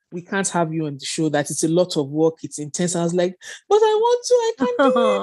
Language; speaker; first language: English; non-native, local second language; Yoruba